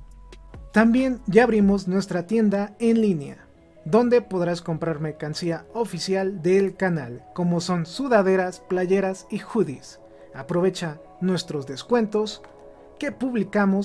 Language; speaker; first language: Spanish; native; Spanish